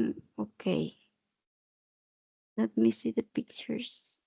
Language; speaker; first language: English; non-native, learner; Spanish